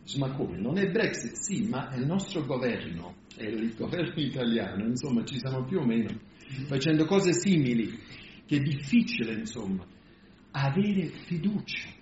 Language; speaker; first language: Italian; non-native, fluent; English